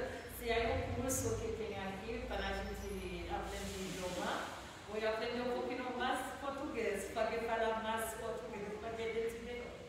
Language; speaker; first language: Portuguese; non-native, learner; Spanish